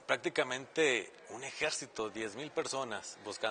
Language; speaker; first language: Spanish; native; Spanish